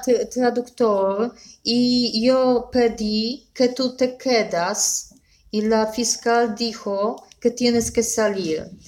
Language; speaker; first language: Spanish; non-native, learner; Polish